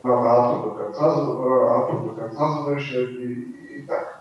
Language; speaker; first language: Russian; non-native, fluent; Bulgarian